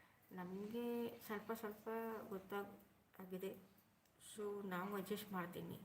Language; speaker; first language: Kannada; non-native, local second language; Urdu